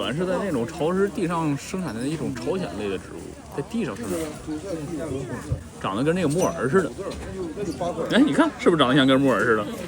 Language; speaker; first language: Chinese; native; Chinese